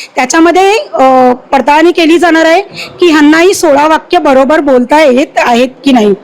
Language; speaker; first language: Marathi; native; Marathi